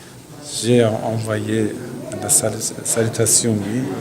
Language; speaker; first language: French; non-native, learner; Azerbaijani